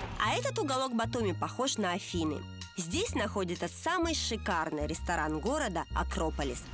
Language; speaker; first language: Russian; native; Russian